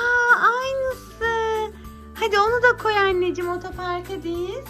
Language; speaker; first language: Turkish; native; Turkish